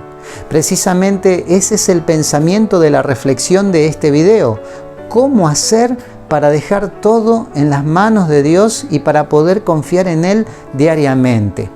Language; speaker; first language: Spanish; native; Spanish